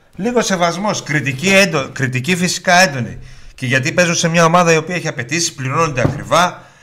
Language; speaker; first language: Greek; early bilingual, heritage; Greek